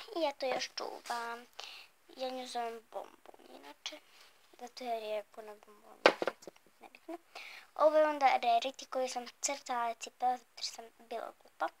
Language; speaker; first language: Bosnian; early bilingual, heritage; Bosnian